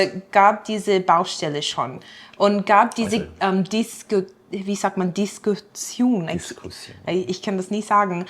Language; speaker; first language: German; non-native, fluent; English